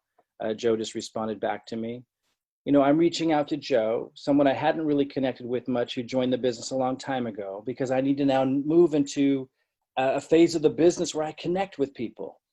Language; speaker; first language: English; native; English